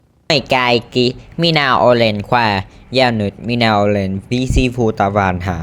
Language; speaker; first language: Finnish; non-native, learner; Vietnamese